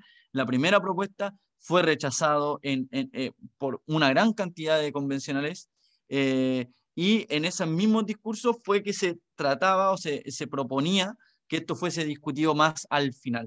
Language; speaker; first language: Spanish; native; Spanish